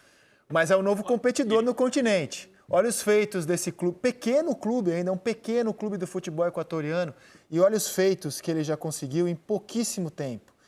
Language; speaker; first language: Portuguese; native; Portuguese